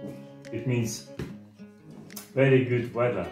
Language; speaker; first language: English; non-native, fluent; Russian